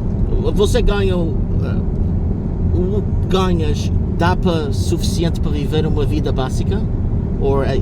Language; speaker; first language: Portuguese; non-native, learner; English